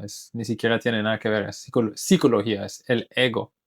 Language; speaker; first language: Spanish; non-native, fluent; English